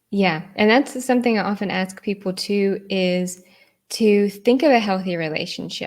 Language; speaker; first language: English; native; English